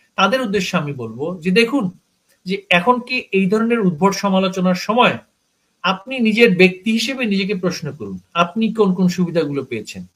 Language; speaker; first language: Bangla; native; Bangla